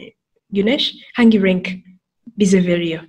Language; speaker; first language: Turkish; non-native, learner; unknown